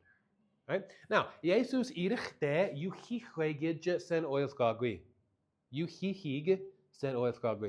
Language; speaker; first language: Mongolian; non-native, fluent; English